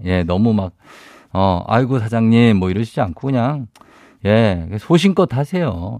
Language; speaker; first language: Korean; native; Korean